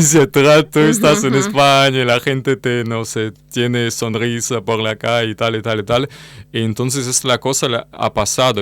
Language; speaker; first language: Spanish; non-native, learner; Russian